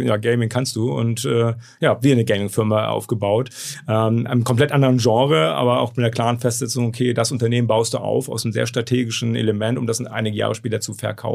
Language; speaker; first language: German; native; German